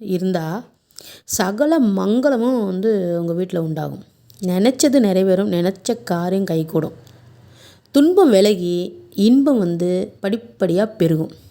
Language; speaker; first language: Tamil; non-native, local second language; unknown